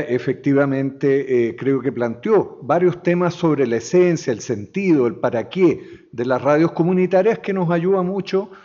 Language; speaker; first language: Spanish; native; Spanish